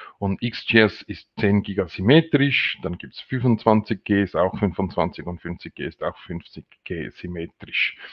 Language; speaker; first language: German; non-native, local second language; French